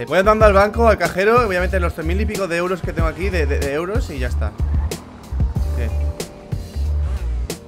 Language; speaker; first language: Spanish; native; Spanish